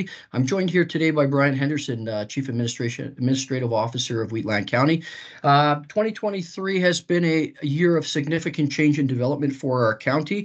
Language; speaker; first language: English; native; English